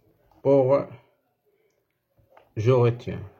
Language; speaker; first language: French; non-native, fluent; Arabic